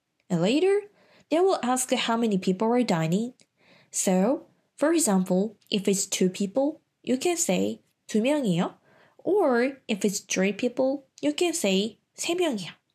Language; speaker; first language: English; non-native, fluent; Korean